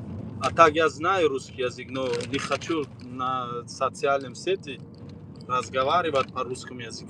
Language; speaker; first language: Russian; non-native, learner; Tajik